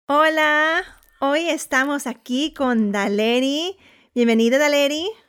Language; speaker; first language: Spanish; early bilingual, heritage; Spanish